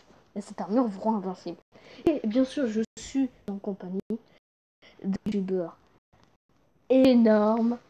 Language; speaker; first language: French; native; French